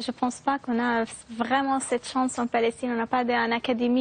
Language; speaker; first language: French; non-native, fluent; Arabic